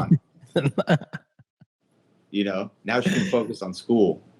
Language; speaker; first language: English; native; English